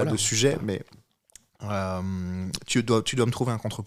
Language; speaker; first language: French; native; French